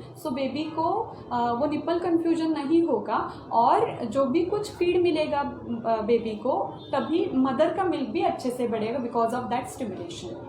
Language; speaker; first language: Hindi; non-native, local second language; Marathi